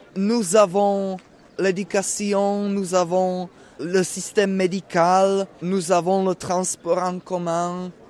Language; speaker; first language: French; non-native, fluent; Czech